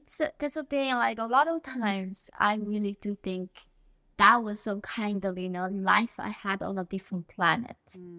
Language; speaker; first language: English; non-native, fluent; Korean